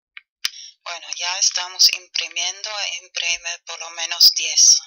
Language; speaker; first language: Spanish; non-native, fluent; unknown